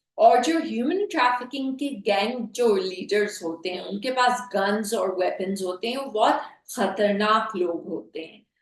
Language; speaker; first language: Urdu; native; Urdu